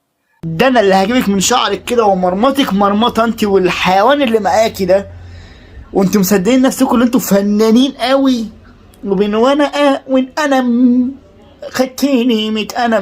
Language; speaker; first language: Arabic; native; Arabic